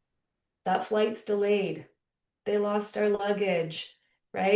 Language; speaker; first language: English; native; English